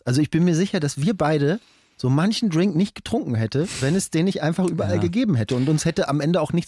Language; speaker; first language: German; native; German